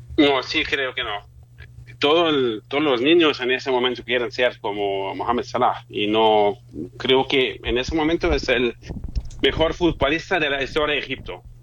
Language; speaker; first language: Spanish; non-native, fluent; German